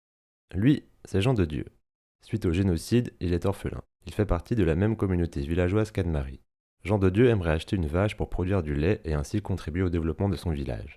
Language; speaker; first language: French; native; French